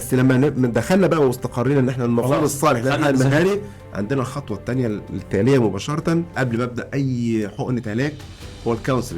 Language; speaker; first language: Arabic; native; Arabic